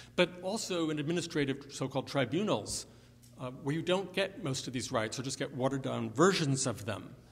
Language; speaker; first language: English; native; English